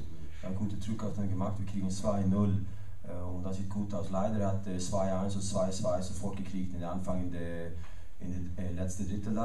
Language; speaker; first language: German; non-native, learner; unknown